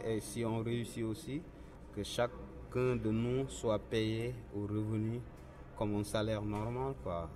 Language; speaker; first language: French; non-native, local second language; Wolof